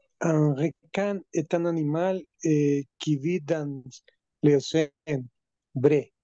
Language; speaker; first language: French; non-native, learner; Spanish